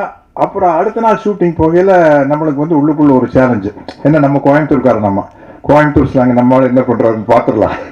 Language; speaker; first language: Tamil; native; Tamil